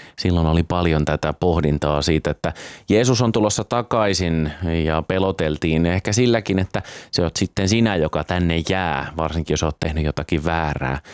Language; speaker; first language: Finnish; native; Finnish